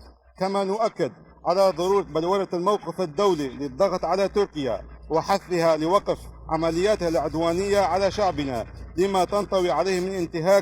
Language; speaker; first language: Arabic; non-native, local second language; Kurdish